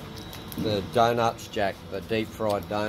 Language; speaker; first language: English; native; English